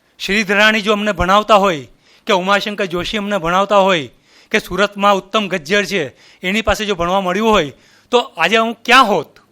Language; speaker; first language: Gujarati; native; Gujarati